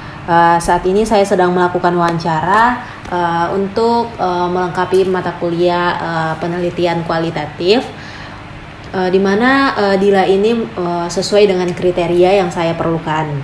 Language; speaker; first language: Indonesian; native; Indonesian